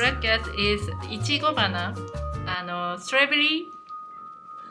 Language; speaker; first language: English; non-native, learner; Japanese